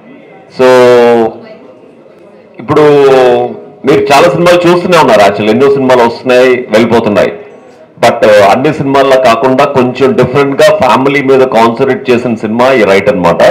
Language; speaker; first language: Telugu; native; Telugu